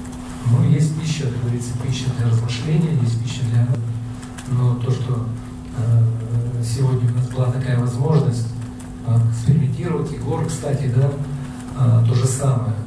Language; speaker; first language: Russian; native; Russian